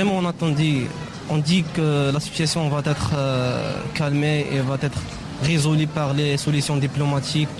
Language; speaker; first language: French; non-native, learner; Arabic